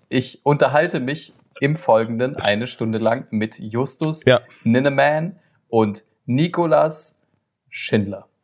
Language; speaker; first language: German; early bilingual, other home language; Turkish